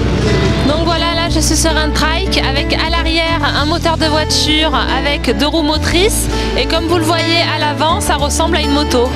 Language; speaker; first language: French; native; French